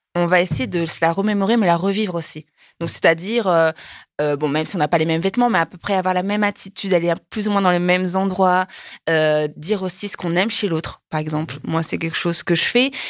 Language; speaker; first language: French; native; French